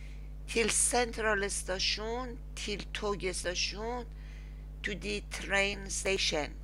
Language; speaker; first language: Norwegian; non-native, learner; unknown